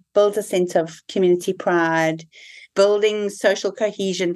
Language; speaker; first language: English; native; English